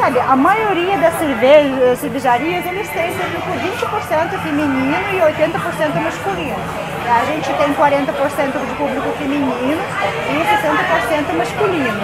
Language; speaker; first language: Portuguese; non-native, fluent; Russian